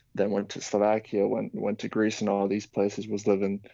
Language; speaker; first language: English; non-native, fluent; Slovak